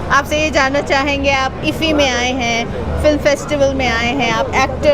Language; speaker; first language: Hindi; native; Hindi